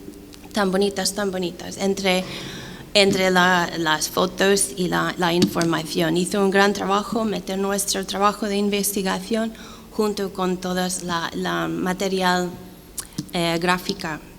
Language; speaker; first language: Spanish; non-native, fluent; English